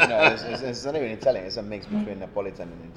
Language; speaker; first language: English; non-native, fluent; Italian